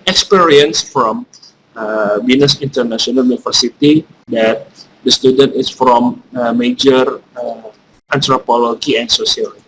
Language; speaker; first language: English; non-native, fluent; Indonesian